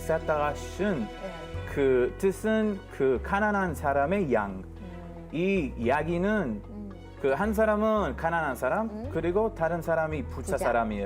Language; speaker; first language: Korean; non-native, fluent; Hebrew